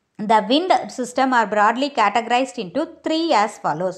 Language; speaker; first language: English; non-native, local second language; Tamil